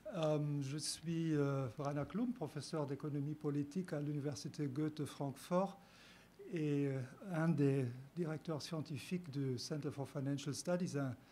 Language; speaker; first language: French; non-native, fluent; German